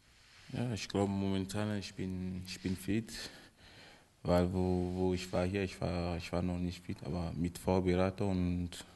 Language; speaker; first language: German; non-native, learner; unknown